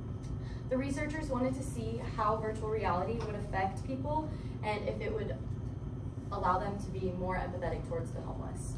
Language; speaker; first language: English; native; English